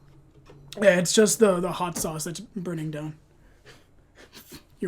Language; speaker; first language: English; native; English